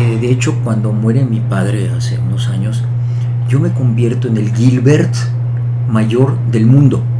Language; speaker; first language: Spanish; early bilingual, other home language; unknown